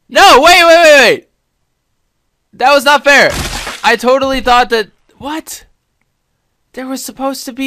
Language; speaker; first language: English; native; English